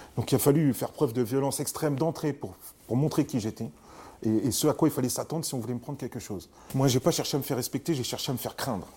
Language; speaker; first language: French; native; French